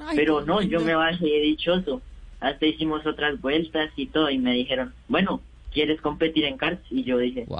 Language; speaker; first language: Spanish; native; Spanish